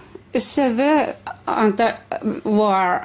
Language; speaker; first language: French; non-native, learner; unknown